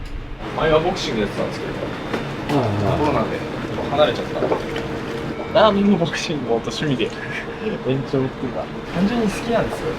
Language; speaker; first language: Japanese; native; Japanese